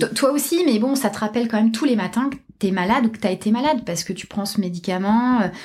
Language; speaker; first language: French; native; French